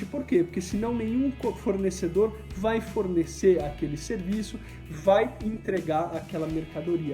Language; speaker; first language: Portuguese; native; Portuguese